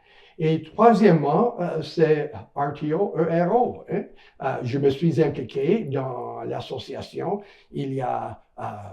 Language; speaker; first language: French; non-native, local second language; English